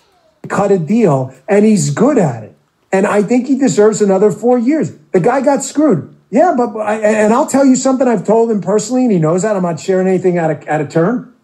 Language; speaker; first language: English; native; English